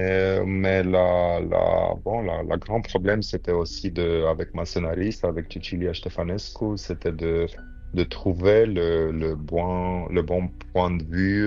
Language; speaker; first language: French; non-native, fluent; Romanian